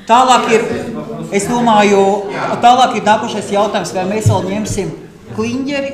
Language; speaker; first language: Latvian; native; Latvian